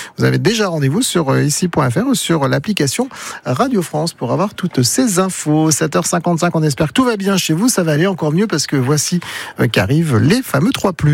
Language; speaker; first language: French; native; French